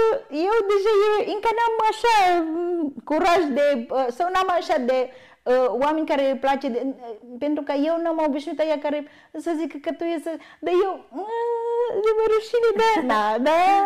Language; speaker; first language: Romanian; non-native, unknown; Filipino